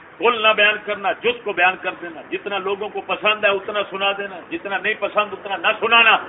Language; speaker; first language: Urdu; non-native, local second language; Punjabi